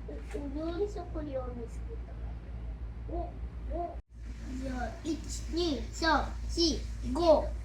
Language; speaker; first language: Japanese; native; Japanese